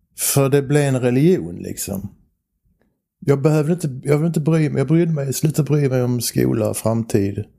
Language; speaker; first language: Swedish; native; Swedish